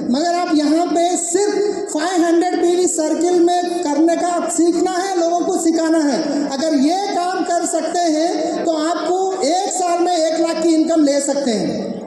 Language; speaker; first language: Hindi; non-native, local second language; Telugu